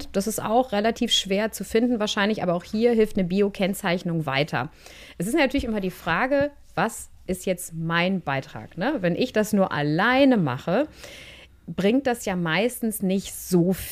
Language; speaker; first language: German; native; German